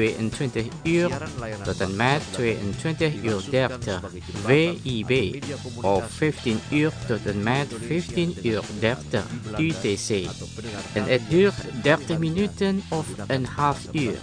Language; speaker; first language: Dutch; non-native, learner; Indonesian